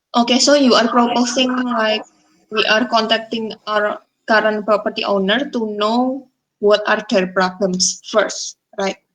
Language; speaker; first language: English; non-native, fluent; Indonesian